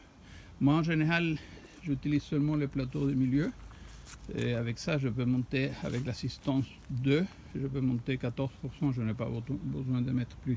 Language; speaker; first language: French; non-native, fluent; Spanish